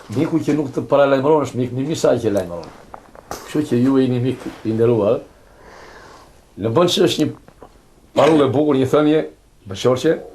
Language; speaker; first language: Albanian; native; Albanian